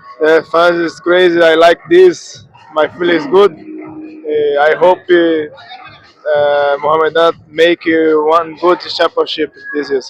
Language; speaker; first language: English; non-native, learner; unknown